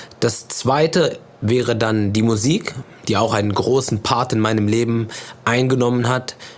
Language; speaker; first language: German; early bilingual, other home language; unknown